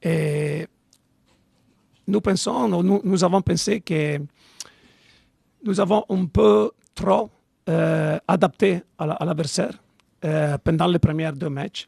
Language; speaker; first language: French; non-native, learner; Italian